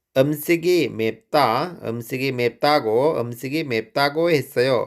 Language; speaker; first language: Korean; non-native, fluent; Sinhala